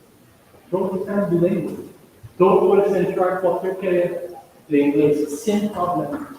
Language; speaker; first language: Spanish; non-native, fluent; English